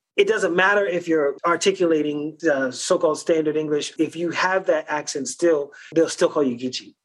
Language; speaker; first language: English; early bilingual, other home language; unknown